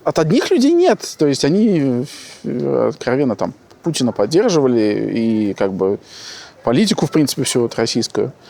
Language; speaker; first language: Russian; native; Russian